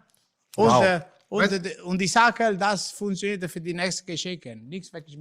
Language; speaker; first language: German; non-native, learner; Italian